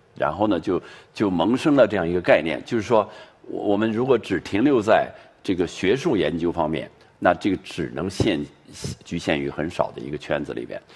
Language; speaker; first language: Chinese; native; Chinese